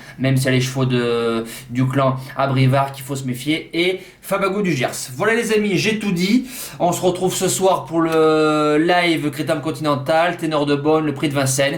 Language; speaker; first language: French; native; French